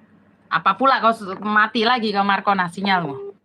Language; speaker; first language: Indonesian; native; Indonesian